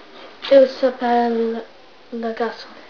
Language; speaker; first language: French; non-native, learner; English